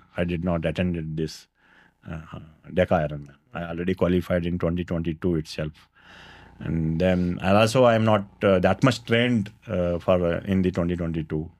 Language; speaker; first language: English; non-native, local second language; Kannada